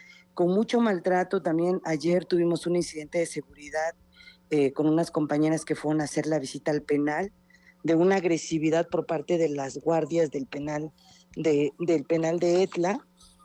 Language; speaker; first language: Spanish; native; Spanish